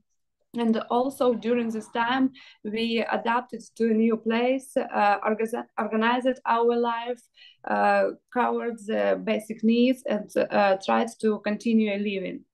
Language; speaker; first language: English; non-native, learner; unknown